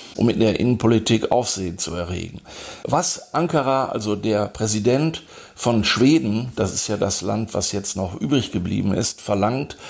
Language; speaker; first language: German; native; German